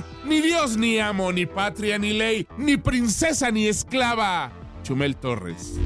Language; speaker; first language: Spanish; native; Spanish